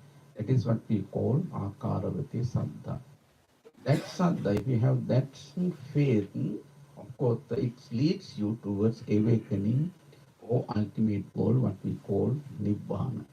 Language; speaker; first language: English; non-native, fluent; Sinhala